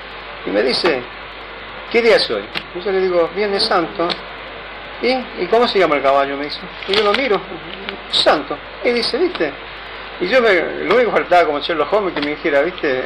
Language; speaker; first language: Spanish; native; Spanish